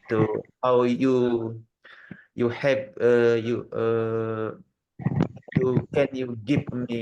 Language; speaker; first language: English; non-native, learner; Indonesian